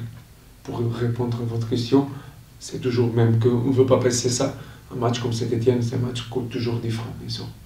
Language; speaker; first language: French; non-native, learner; Portuguese